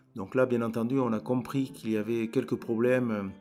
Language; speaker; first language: French; native; French